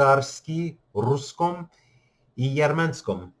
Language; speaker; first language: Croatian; non-native, learner; English